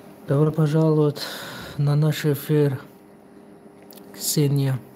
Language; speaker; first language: Russian; non-native, local second language; Tajik